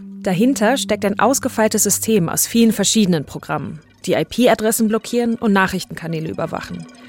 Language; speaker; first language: German; native; German